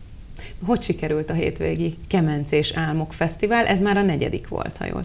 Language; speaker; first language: Hungarian; native; Hungarian